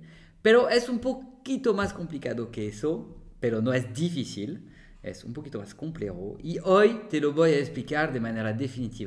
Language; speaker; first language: Spanish; non-native, fluent; French